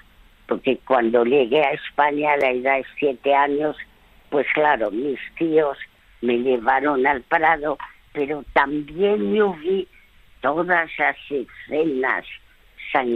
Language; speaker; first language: Spanish; early bilingual, other home language; French